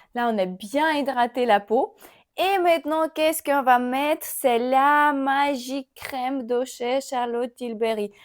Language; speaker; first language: French; non-native, fluent; Ukrainian